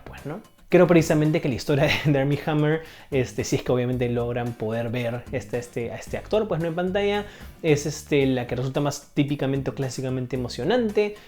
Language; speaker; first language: Spanish; native; Spanish